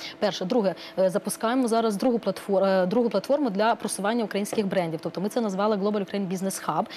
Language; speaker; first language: Ukrainian; non-native, local second language; Romanian